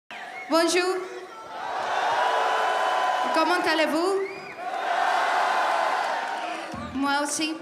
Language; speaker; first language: French; non-native, learner; Spanish